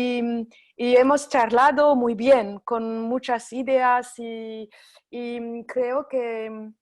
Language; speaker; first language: Spanish; non-native, fluent; French